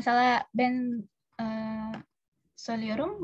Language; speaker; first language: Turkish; non-native, learner; Indonesian